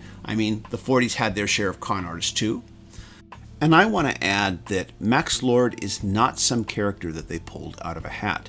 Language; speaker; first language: English; native; English